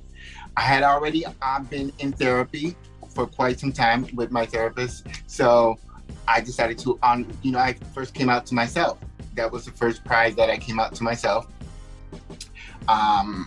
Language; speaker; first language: English; early bilingual, other home language; Spanish